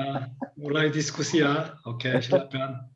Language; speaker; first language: Indonesian; non-native, learner; Korean